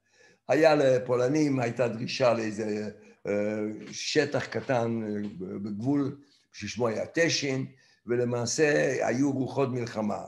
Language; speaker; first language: Hebrew; non-native, fluent; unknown